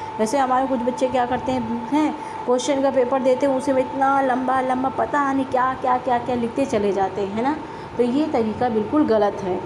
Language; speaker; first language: Urdu; native; Urdu